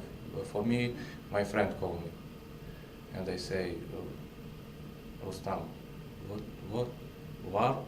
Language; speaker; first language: English; non-native, learner; Russian